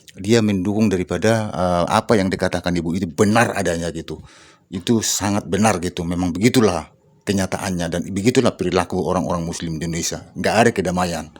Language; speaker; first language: Indonesian; native; Indonesian